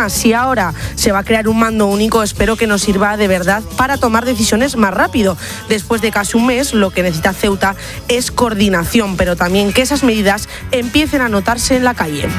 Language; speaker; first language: Spanish; native; Spanish